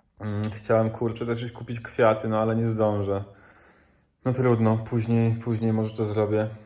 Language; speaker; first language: Polish; native; Polish